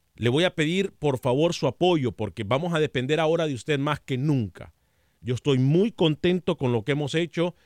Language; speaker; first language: Spanish; native; Spanish